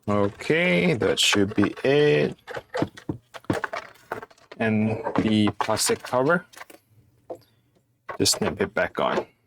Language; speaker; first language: English; non-native, fluent; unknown